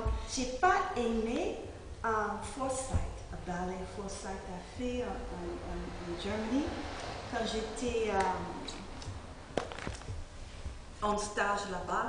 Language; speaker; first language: French; non-native, fluent; English